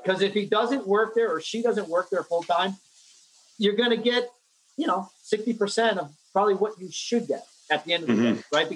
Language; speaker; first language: English; native; English